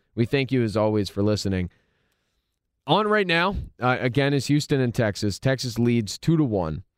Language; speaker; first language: English; native; English